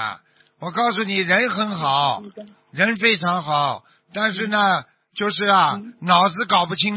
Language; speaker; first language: Chinese; native; Chinese